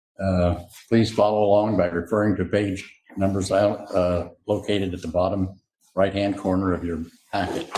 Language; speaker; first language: English; native; English